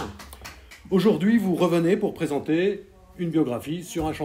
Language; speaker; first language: French; native; French